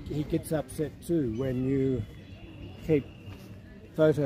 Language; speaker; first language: English; native; English